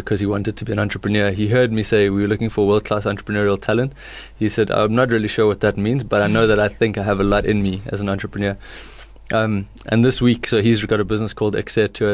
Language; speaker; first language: English; native; English